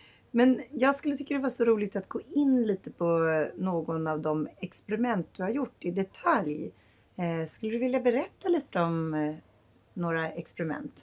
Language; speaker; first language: Swedish; native; Swedish